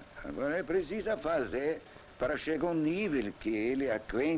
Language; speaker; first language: Portuguese; non-native, learner; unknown